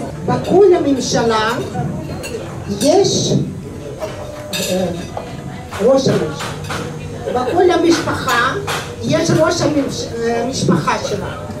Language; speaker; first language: Hebrew; non-native, fluent; Russian